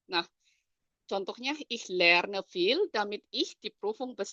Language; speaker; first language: German; non-native, fluent; Indonesian